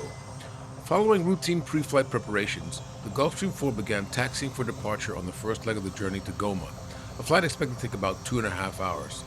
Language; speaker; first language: English; native; English